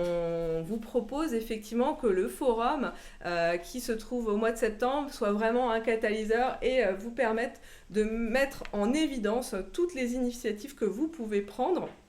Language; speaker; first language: French; native; French